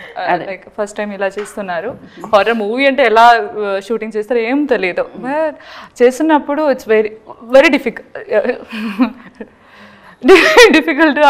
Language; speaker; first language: Telugu; non-native, learner; Malayalam